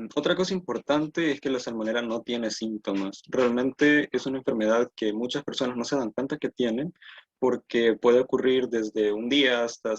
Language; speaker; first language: Spanish; native; Spanish